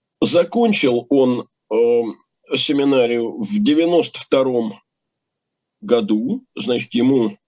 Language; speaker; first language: Russian; native; Russian